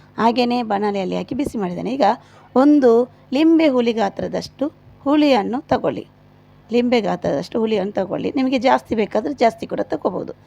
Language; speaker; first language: Kannada; non-native, local second language; Malayalam